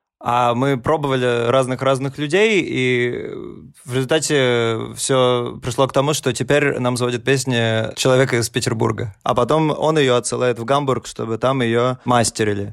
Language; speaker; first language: Russian; native; Russian